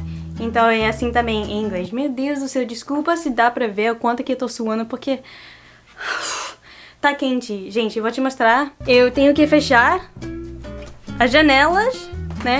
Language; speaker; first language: Portuguese; non-native, fluent; English